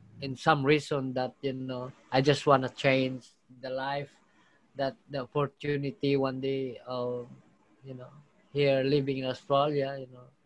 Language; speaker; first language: English; non-native, local second language; Filipino